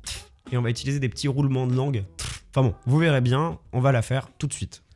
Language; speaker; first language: French; native; French